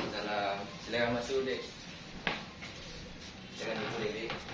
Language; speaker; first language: Indonesian; native; Indonesian